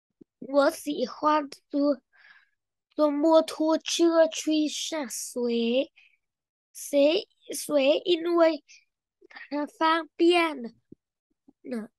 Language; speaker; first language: Chinese; non-native, learner; Vietnamese